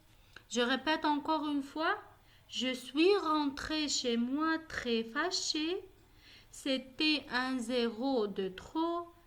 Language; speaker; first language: French; non-native, local second language; Arabic